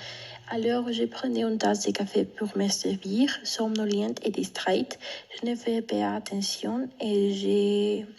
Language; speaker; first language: French; non-native, learner; Spanish